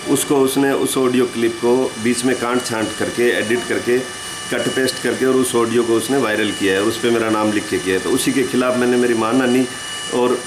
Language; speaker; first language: Hindi; native; Hindi